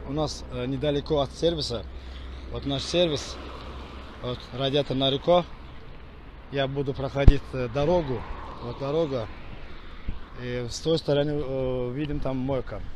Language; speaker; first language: Russian; non-native, fluent; Azerbaijani